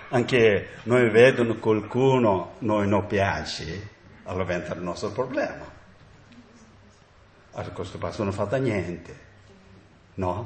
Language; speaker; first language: Italian; non-native, learner; Tibetan